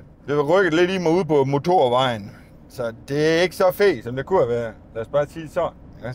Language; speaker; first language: Danish; native; Danish